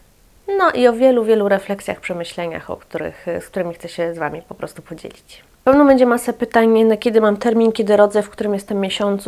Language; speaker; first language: Polish; native; Polish